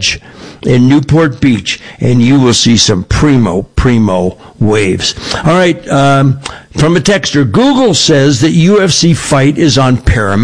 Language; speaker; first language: English; native; English